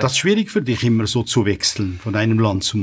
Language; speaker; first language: German; native; German